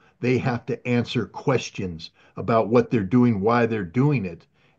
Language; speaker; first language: English; native; English